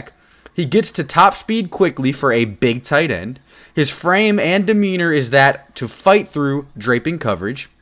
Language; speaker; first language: English; native; English